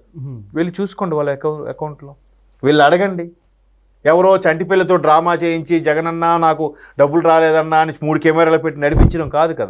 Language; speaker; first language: Telugu; native; Telugu